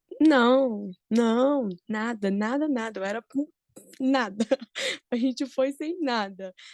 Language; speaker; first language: Portuguese; early bilingual, heritage; Portuguese